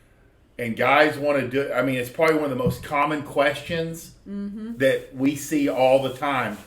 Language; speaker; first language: English; native; English